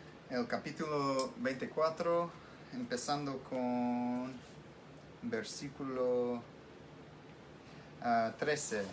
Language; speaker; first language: Spanish; non-native, fluent; English